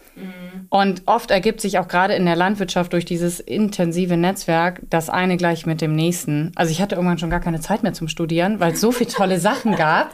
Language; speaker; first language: German; native; German